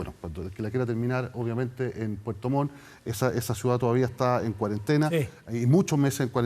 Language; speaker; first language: Spanish; native; Spanish